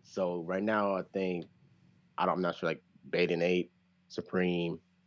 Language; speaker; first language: English; early bilingual, other home language; Japanese